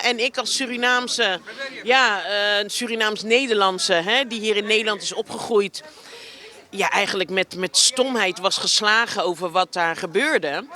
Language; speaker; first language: Dutch; native; Dutch